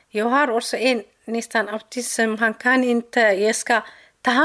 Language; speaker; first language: Swedish; non-native, learner; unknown